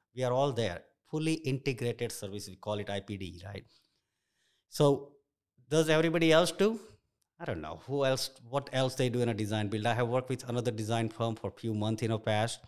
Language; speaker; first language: English; non-native, local second language; Gujarati